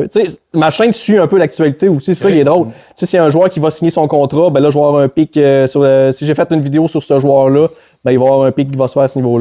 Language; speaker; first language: French; native; French